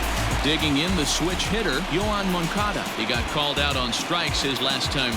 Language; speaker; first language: English; native; English